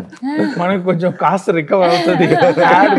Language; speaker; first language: Telugu; non-native, fluent; Tamil